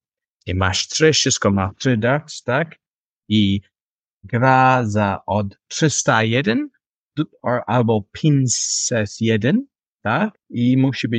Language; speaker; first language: Polish; non-native, learner; English